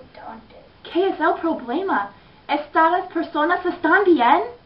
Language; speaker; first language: Spanish; non-native, learner; English